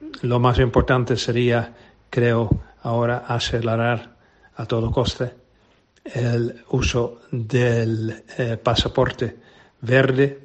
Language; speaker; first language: Spanish; non-native, fluent; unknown